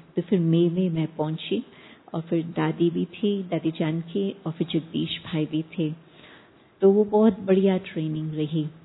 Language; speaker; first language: Hindi; non-native, fluent; English